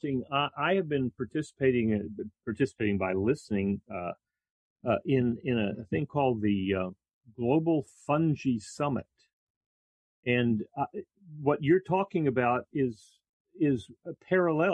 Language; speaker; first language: English; native; English